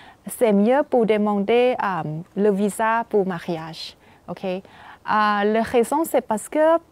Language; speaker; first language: French; non-native, fluent; Thai